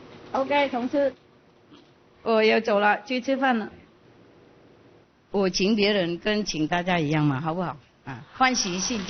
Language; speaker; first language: Chinese; non-native, fluent; Vietnamese